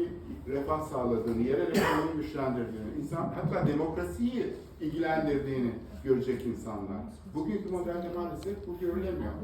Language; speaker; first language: Turkish; native; Turkish